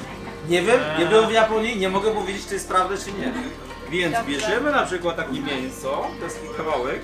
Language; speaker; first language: Polish; non-native, fluent; Chinese